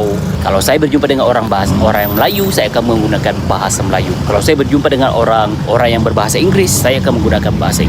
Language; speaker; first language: Indonesian; non-native, fluent; Malay